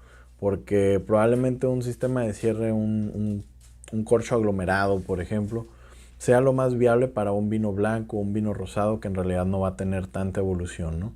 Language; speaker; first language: Spanish; native; Spanish